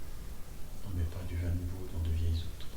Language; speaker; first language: French; native; French